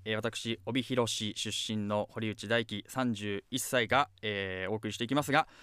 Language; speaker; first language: Japanese; native; Japanese